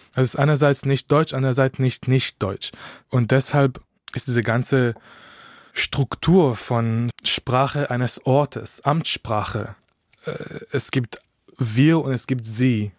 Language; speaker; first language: German; non-native, fluent; Hebrew